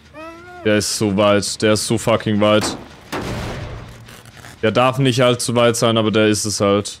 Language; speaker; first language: German; native; German